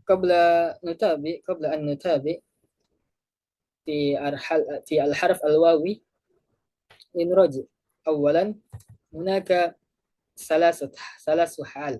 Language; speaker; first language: Arabic; non-native, fluent; Indonesian